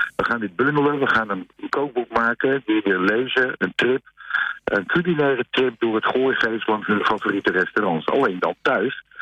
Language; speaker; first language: Dutch; native; Dutch